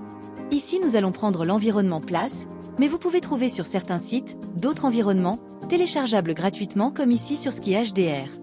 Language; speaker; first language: French; native; French